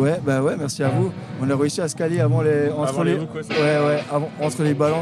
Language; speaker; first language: French; native; French